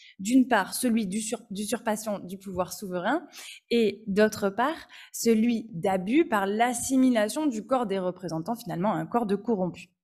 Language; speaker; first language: French; native; French